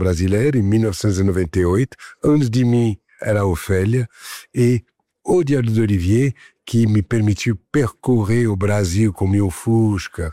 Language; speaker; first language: Portuguese; non-native, fluent; French